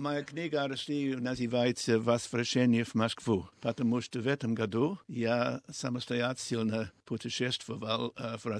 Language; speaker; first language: Russian; non-native, learner; English